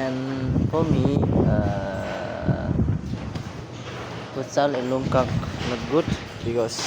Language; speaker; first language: English; non-native, learner; Indonesian